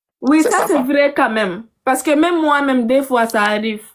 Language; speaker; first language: French; non-native, learner; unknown